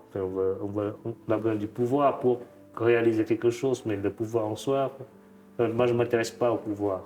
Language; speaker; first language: French; non-native, fluent; Vietnamese